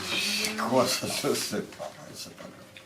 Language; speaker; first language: French; non-native, learner; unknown